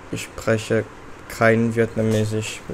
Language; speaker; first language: German; non-native, fluent; English